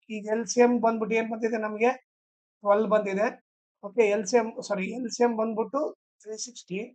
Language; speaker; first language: Kannada; native; Kannada